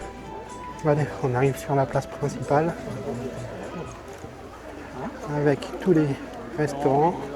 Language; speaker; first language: French; native; French